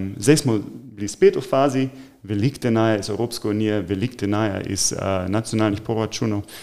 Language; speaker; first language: Slovenian; non-native, fluent; German